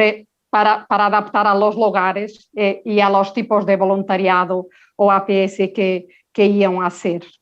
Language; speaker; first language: Spanish; non-native, local second language; Portuguese